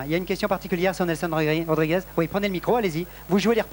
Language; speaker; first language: French; native; French